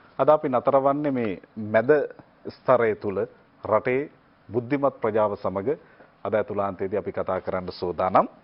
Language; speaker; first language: Sinhala; native; Sinhala